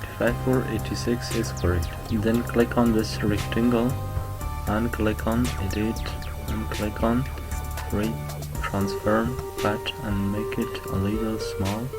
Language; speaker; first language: English; non-native, fluent; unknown